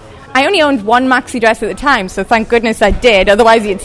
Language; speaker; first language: English; native; English